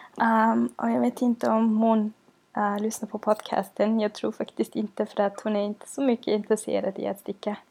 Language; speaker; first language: Swedish; non-native, learner; German